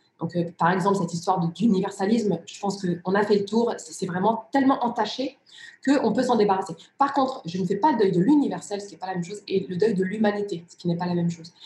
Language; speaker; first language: French; early bilingual, other home language; Riffian